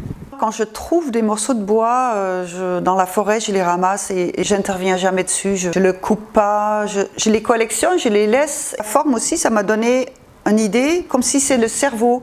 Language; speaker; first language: French; non-native, fluent; Dutch